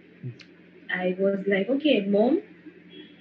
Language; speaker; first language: English; non-native, local second language; Gujarati